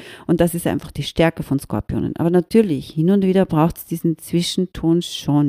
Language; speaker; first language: German; native; German